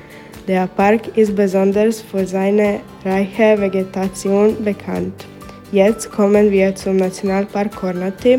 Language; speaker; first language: German; non-native, fluent; Croatian